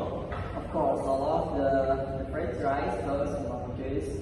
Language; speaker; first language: English; non-native, learner; Indonesian